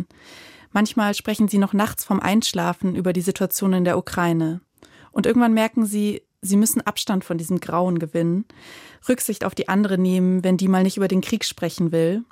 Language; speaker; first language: German; native; German